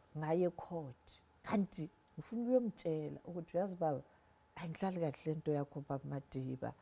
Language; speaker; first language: Zulu; non-native, local second language; Southern Sotho